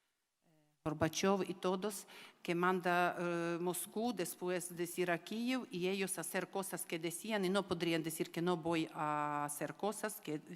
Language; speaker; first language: Spanish; non-native, learner; Ukrainian